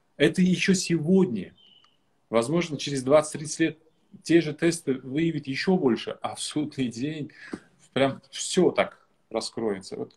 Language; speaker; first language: Russian; non-native, local second language; Uzbek